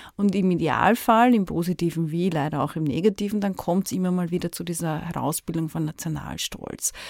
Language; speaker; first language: German; native; German